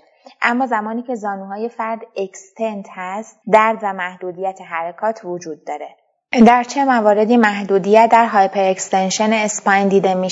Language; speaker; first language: Persian; native; Persian